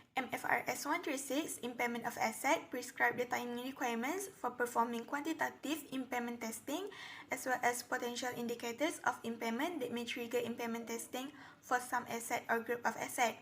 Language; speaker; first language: English; non-native, local second language; Malay